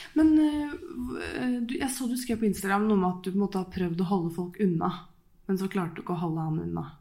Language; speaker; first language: Norwegian; native; Norwegian